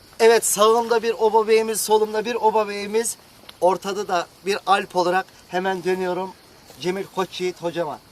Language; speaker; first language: Turkish; native; Turkish